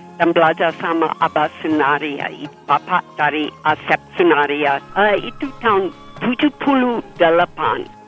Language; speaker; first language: Indonesian; non-native, fluent; English